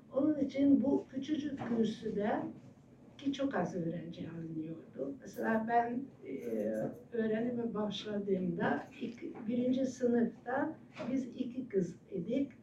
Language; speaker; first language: Turkish; non-native, fluent; Hungarian